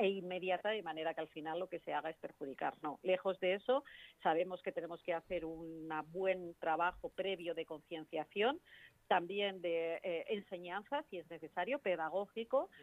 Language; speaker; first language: Spanish; native; Spanish